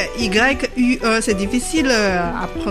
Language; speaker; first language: French; non-native, fluent; Chinese